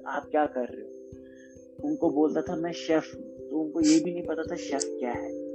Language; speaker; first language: Hindi; native; Hindi